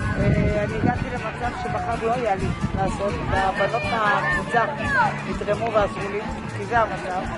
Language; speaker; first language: Hebrew; native; Hebrew